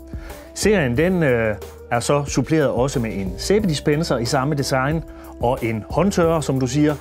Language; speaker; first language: Danish; native; Danish